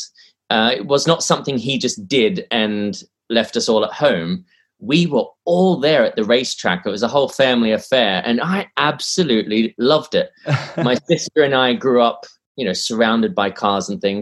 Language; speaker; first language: English; native; English